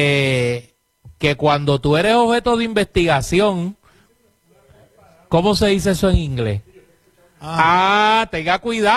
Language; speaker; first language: Spanish; native; Spanish